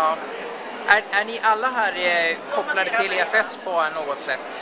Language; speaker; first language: Swedish; native; Swedish